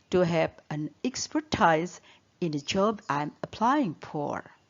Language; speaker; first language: English; non-native, learner; Indonesian